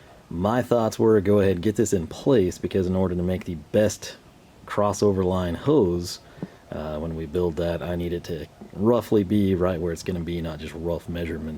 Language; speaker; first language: English; native; English